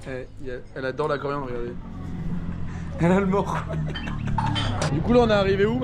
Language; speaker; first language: French; native; French